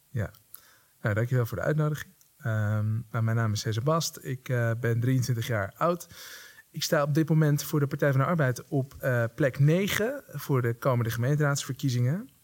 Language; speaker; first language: Dutch; native; Dutch